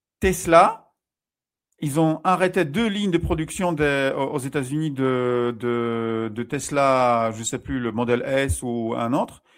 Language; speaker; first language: French; non-native, fluent; Polish